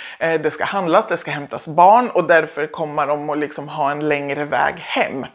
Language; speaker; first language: Swedish; native; Swedish